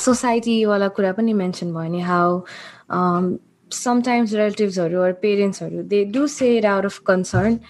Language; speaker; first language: English; non-native, local second language; Nepali